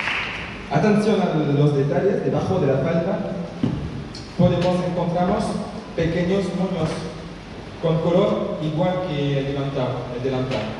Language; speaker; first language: Spanish; non-native, learner; French